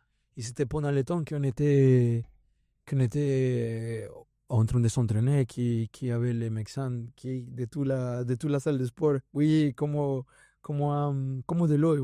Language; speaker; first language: French; non-native, fluent; Spanish